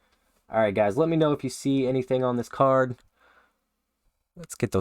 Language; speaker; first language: English; native; English